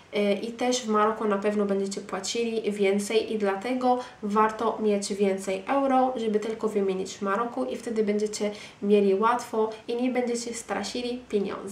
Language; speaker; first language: Polish; non-native, fluent; Arabic